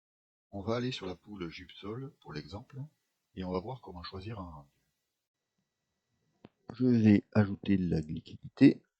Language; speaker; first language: French; native; French